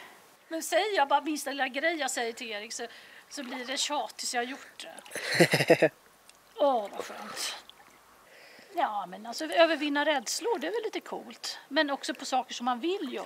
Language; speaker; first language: Swedish; native; Swedish